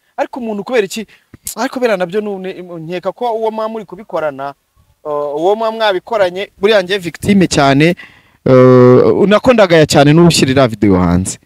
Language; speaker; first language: Kinyarwanda; native; Kinyarwanda